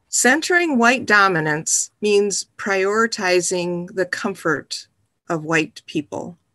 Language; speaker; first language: English; native; English